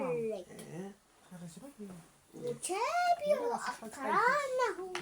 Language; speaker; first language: Arabic; native; Arabic